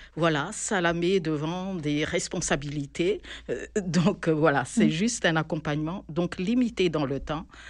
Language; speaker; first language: French; non-native, local second language; Malagasy